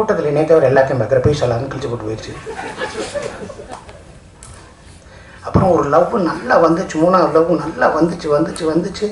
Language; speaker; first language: Tamil; native; Tamil